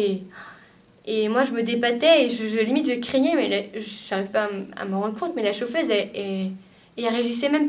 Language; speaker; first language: French; native; French